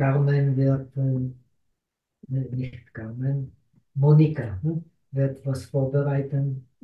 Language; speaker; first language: German; non-native, fluent; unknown